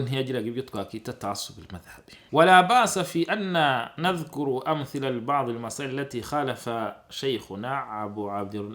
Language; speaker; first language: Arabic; non-native, fluent; Kinyarwanda